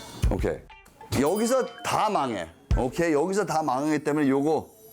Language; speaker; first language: Korean; early bilingual, heritage; Korean